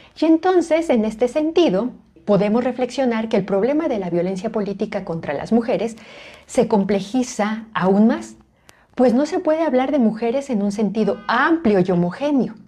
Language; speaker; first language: Spanish; native; Spanish